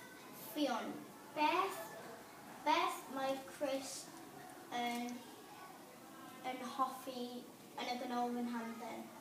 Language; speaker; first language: Welsh; non-native, learner; English